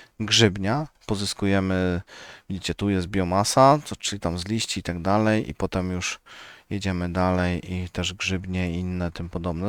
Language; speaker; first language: Polish; native; Polish